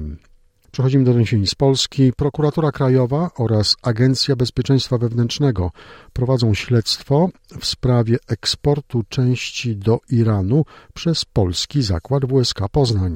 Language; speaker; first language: Polish; native; Polish